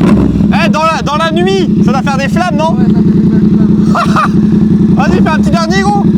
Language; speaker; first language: French; native; French